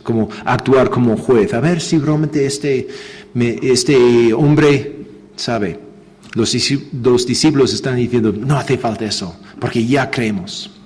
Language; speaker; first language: Spanish; non-native, fluent; English